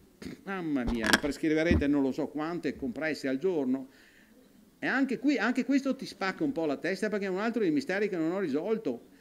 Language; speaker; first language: Italian; native; Italian